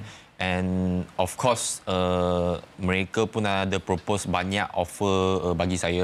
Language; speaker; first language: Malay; non-native, local second language; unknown